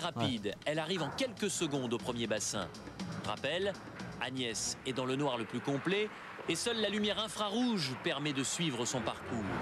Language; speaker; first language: French; native; French